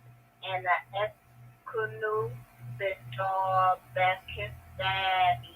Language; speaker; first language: Arabic; non-native, learner; English